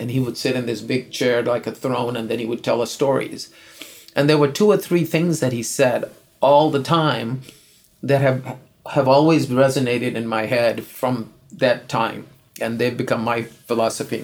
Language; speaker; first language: English; non-native, local second language; Urdu